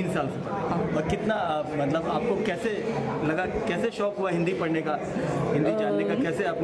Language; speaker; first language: Hindi; native; Hindi